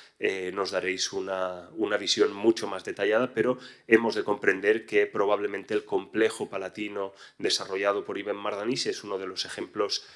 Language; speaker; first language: Spanish; native; Spanish